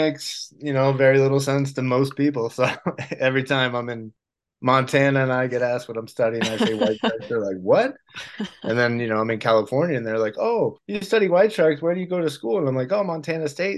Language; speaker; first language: English; native; English